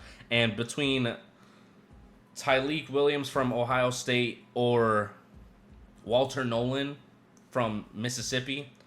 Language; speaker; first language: English; native; English